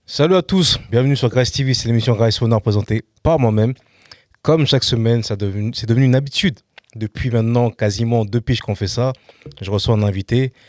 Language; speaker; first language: French; native; French